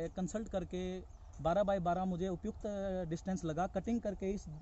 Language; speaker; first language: Hindi; native; Hindi